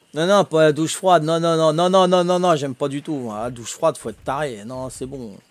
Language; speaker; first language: French; native; French